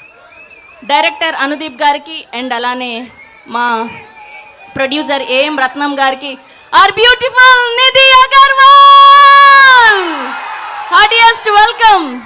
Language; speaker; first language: Telugu; native; Telugu